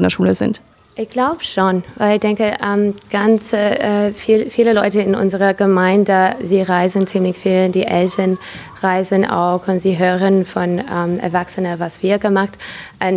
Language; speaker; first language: German; non-native, fluent; English